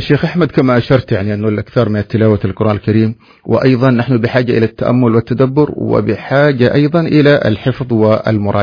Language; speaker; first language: Arabic; native; Arabic